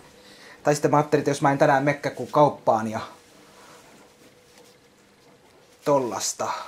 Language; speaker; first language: Finnish; native; Finnish